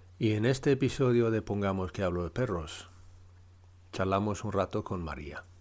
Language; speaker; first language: Spanish; non-native, fluent; Swedish